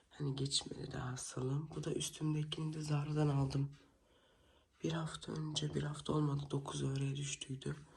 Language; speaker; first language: Turkish; early bilingual, heritage; Turkish